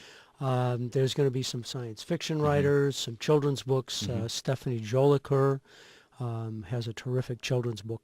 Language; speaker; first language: English; native; English